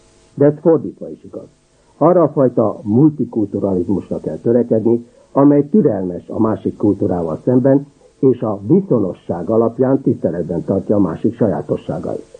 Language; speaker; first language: Hungarian; native; Hungarian